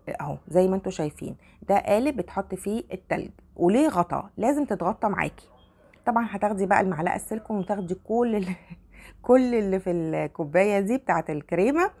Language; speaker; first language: Arabic; native; Arabic